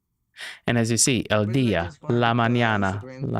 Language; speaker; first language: Spanish; non-native, learner; English